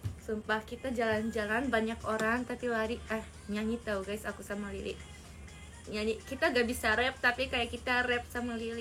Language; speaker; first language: Indonesian; native; Indonesian